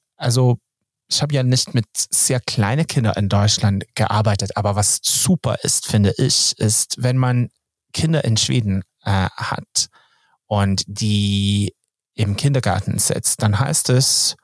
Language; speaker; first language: German; non-native, fluent; Swedish